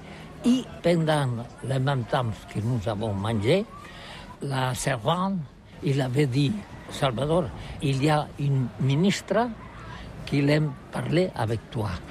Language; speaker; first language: French; non-native, learner; Catalan